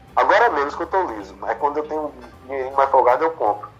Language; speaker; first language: Portuguese; native; Portuguese